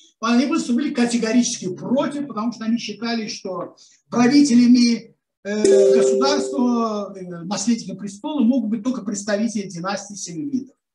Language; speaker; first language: Russian; non-native, local second language; Azerbaijani